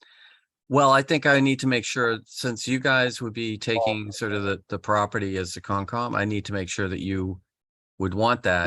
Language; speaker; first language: English; native; English